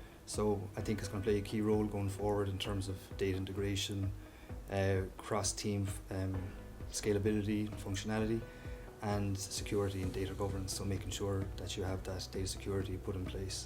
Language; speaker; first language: English; native; English